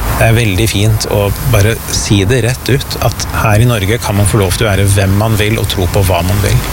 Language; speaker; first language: Norwegian; early bilingual, other home language; Persian